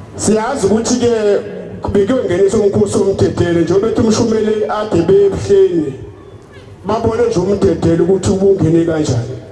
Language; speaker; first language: Zulu; native; Zulu